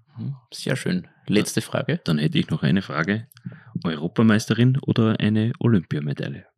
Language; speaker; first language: German; native; German